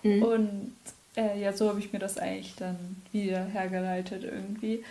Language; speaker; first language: German; native; German